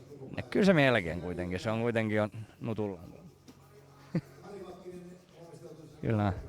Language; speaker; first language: Finnish; native; Finnish